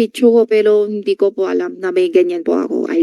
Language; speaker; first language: Filipino; non-native, learner; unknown